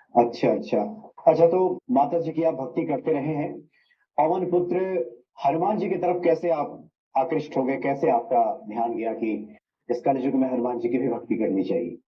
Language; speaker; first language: Hindi; native; Hindi